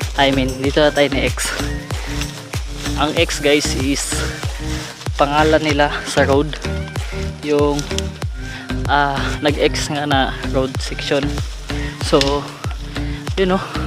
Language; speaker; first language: Filipino; non-native, local second language; Cebuano